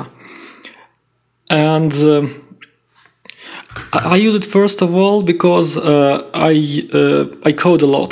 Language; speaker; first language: English; non-native, fluent; Russian